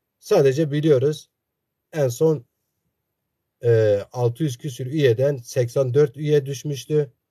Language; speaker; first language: Turkish; non-native, local second language; Zaza